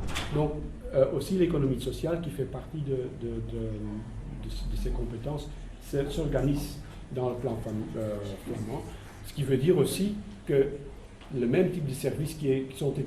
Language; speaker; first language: French; non-native, local second language; Dutch